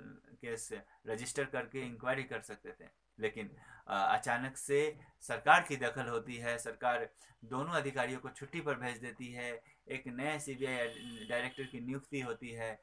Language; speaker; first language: Hindi; native; Hindi